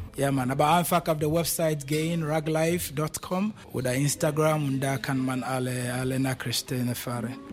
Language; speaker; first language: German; non-native, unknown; Akan